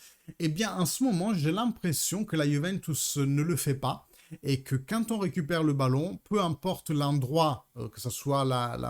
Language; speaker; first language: French; early bilingual, heritage; Italian